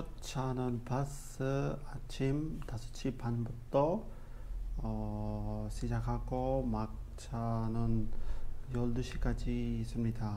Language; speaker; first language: Korean; non-native, learner; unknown